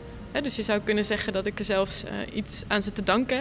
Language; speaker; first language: Dutch; native; Dutch